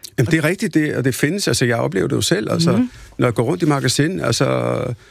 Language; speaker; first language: Danish; early bilingual, other home language; Punjabi